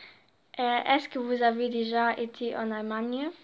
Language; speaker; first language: French; non-native, learner; German